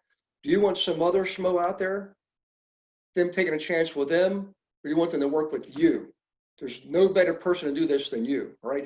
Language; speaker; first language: English; native; English